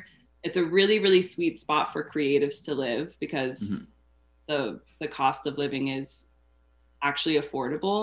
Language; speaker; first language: English; native; English